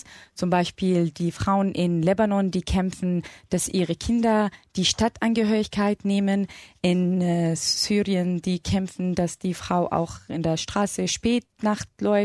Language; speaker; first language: German; non-native, fluent; Arabic